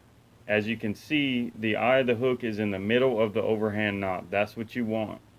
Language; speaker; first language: English; native; English